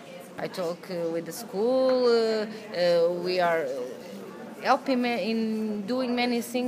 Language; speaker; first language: English; non-native, learner; Portuguese